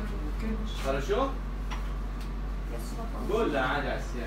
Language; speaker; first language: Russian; non-native, learner; Arabic